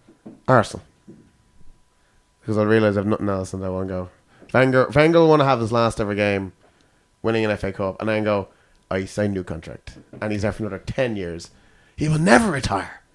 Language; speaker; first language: English; native; English